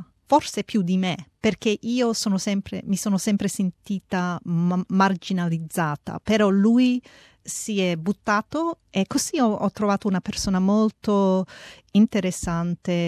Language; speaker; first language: Italian; early bilingual, heritage; Italian